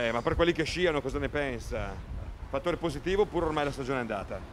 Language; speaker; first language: Italian; native; Italian